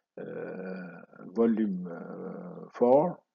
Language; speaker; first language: French; non-native, local second language; Arabic